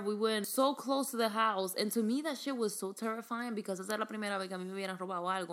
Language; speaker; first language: English; early bilingual, other home language; Spanish